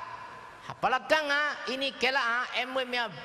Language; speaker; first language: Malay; non-native, local second language; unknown